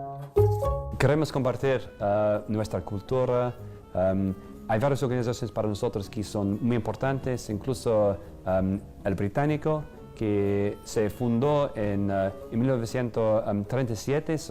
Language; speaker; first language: Spanish; non-native, fluent; English